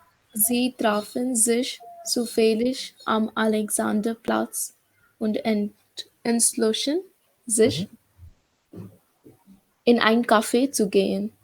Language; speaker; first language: German; non-native, learner; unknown